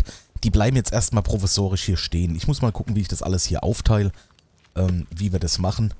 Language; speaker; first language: German; native; German